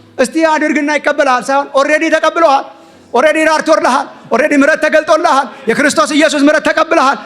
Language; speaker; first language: Amharic; native; Amharic